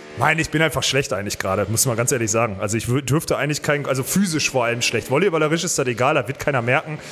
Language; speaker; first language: German; native; German